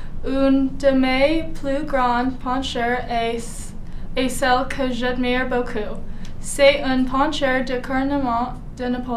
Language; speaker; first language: French; non-native, learner; English